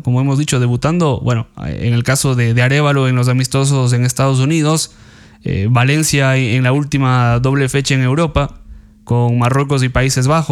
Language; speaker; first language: Spanish; native; Spanish